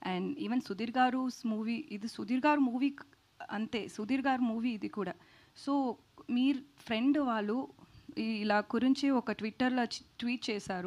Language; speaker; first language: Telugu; non-native, fluent; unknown